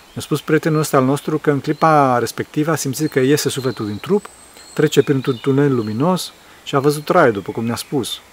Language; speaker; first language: Romanian; early bilingual, heritage; Romanian